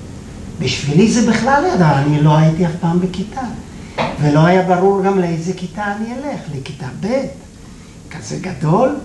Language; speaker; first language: Hebrew; early bilingual, other home language; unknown